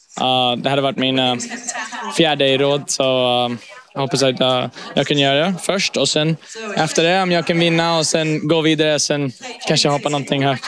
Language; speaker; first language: Swedish; early bilingual, heritage; English